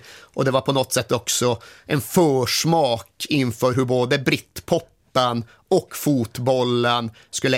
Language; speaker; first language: Swedish; native; Swedish